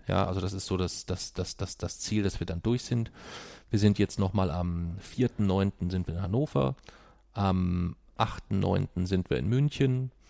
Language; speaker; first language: German; native; German